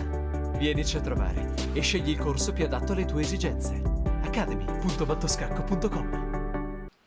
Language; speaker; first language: Italian; native; Italian